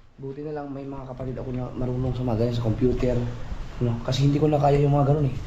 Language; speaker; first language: Filipino; non-native, local second language; Cebuano